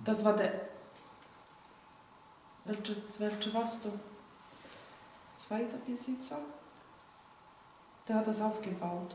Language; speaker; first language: German; non-native, fluent; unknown